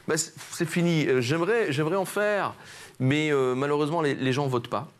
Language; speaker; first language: French; native; French